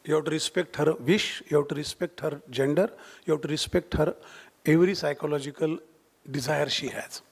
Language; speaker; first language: Hindi; non-native, local second language; Marathi